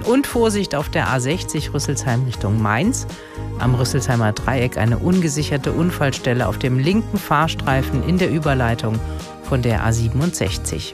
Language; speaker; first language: German; native; German